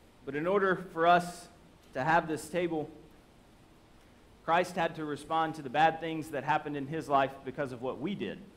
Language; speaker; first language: English; native; English